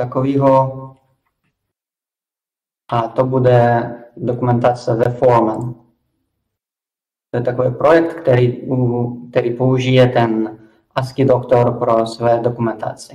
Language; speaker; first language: Czech; non-native, fluent; Russian